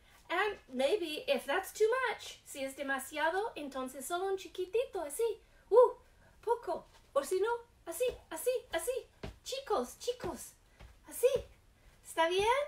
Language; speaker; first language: Spanish; non-native, learner; English